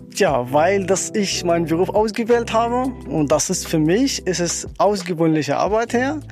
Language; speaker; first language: German; non-native, learner; Arabic